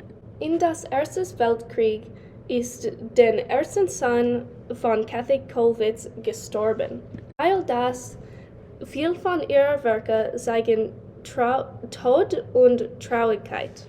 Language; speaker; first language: German; non-native, learner; English